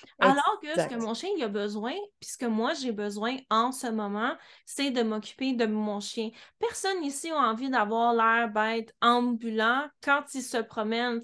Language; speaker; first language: French; native; French